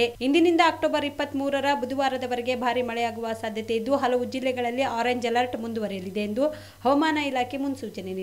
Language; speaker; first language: Kannada; native; Kannada